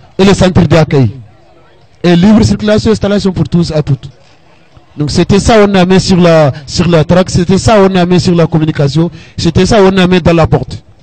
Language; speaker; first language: French; non-native, local second language; Arabic